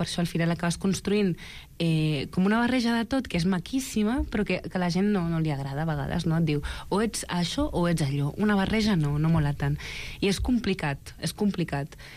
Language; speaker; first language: Catalan; early bilingual, other home language; Arabic